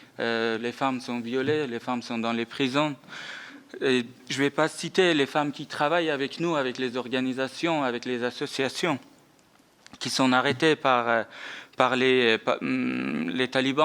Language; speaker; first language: French; non-native, fluent; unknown